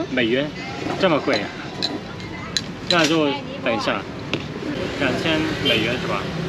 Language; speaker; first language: Chinese; non-native, fluent; Japanese